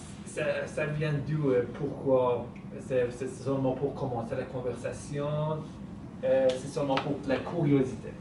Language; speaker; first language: French; non-native, fluent; Persian